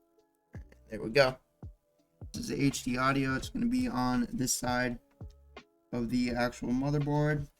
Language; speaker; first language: English; native; English